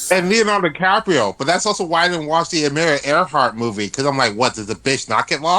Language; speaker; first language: English; native; English